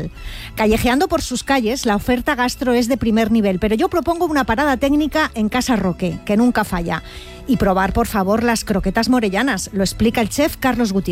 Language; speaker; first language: Spanish; native; Spanish